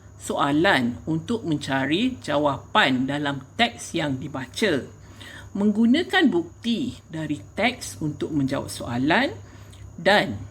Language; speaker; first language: Malay; native; Malay